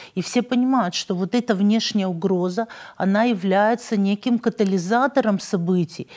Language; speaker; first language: Russian; native; Russian